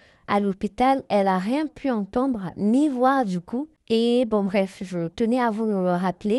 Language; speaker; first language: French; native; French